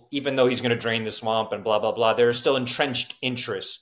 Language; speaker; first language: English; native; English